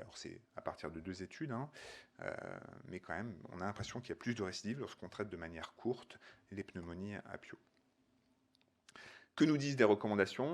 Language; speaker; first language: French; native; French